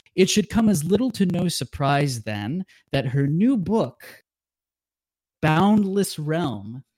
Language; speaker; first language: English; native; English